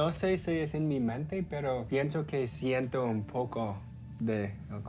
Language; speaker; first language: Spanish; non-native, learner; English